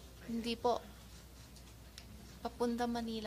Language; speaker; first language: Filipino; non-native, learner; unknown